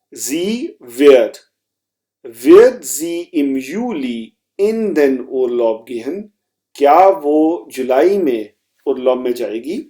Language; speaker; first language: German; non-native, fluent; Urdu